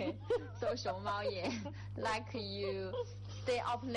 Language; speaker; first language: English; non-native, fluent; Chinese